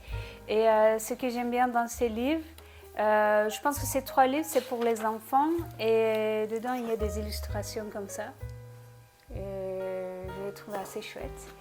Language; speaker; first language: French; non-native, fluent; Turkish